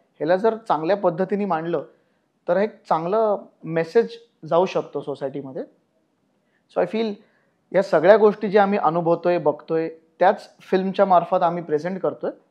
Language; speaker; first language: Marathi; native; Marathi